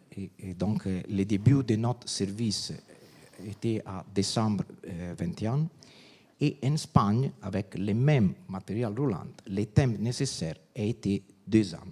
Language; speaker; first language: French; non-native, fluent; Italian